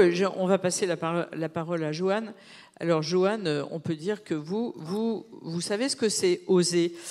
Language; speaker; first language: French; native; French